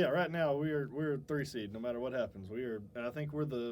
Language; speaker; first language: English; native; English